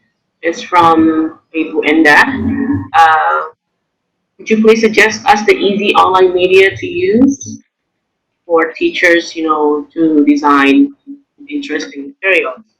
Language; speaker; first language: English; non-native, fluent; Indonesian